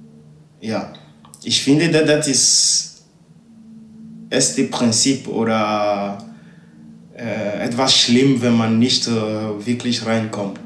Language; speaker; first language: German; non-native, learner; Ewe